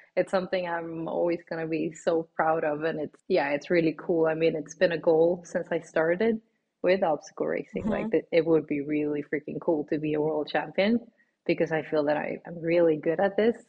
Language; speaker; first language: English; non-native, fluent; Swedish